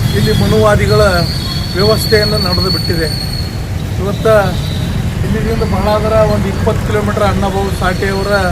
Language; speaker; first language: Kannada; native; Kannada